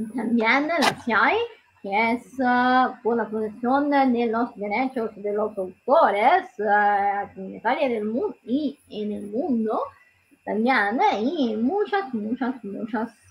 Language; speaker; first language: Spanish; non-native, learner; Italian